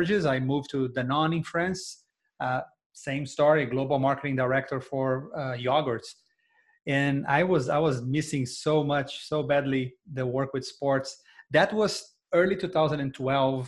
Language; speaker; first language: English; non-native, fluent; Portuguese